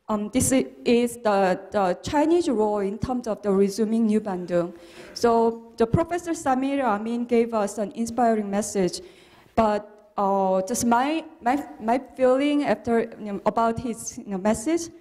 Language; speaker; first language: English; non-native, fluent; Korean